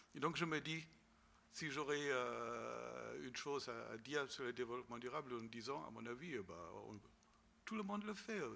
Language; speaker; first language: French; non-native, fluent; German